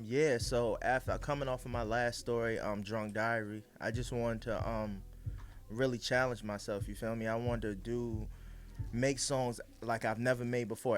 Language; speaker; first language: English; native; English